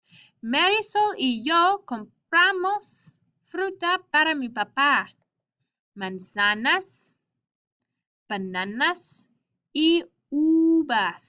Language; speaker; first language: Spanish; non-native, fluent; English